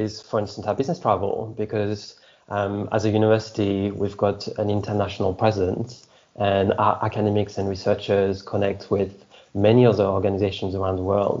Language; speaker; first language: English; non-native, fluent; French